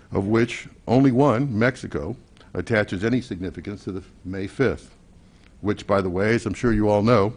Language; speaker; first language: English; native; English